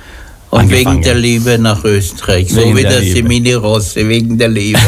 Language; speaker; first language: German; native; German